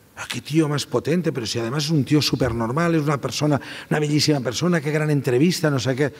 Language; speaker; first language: Spanish; non-native, local second language; Catalan